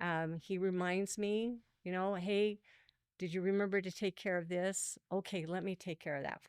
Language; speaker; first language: English; native; English